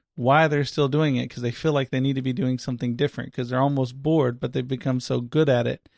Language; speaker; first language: English; native; English